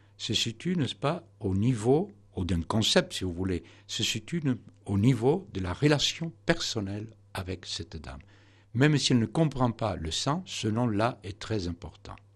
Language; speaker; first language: French; non-native, fluent; Spanish